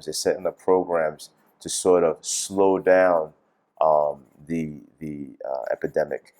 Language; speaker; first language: English; native; English